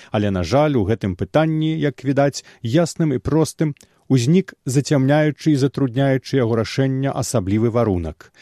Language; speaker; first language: Belarusian; native; Belarusian